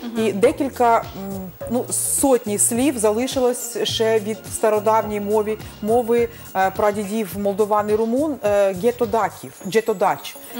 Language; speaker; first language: Ukrainian; non-native, local second language; Romanian